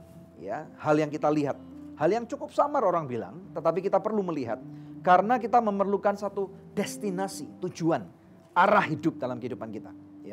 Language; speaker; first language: Indonesian; native; Indonesian